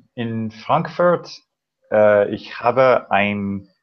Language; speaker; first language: German; non-native, learner; English